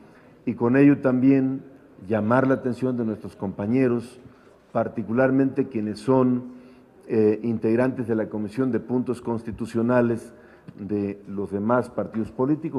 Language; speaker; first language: Spanish; native; Spanish